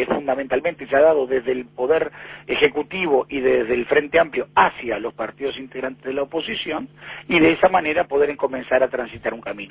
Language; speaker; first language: Spanish; native; Spanish